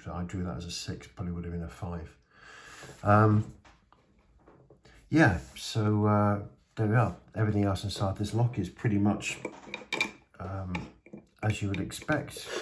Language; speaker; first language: English; native; English